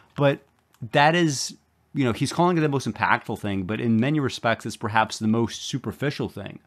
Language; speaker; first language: English; native; English